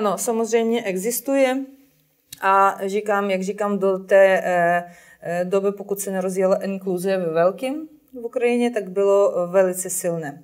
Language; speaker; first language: Czech; non-native, fluent; Ukrainian